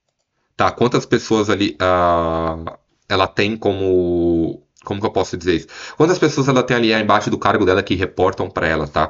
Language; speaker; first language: Portuguese; native; Portuguese